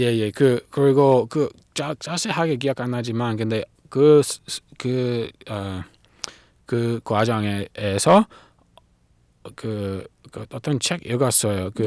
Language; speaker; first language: Korean; non-native, learner; English